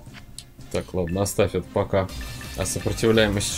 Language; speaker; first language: Russian; native; Russian